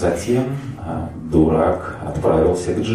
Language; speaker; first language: Russian; native; Russian